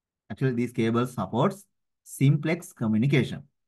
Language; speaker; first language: English; non-native, local second language; Sinhala